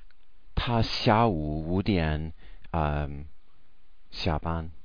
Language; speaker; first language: Chinese; non-native, learner; English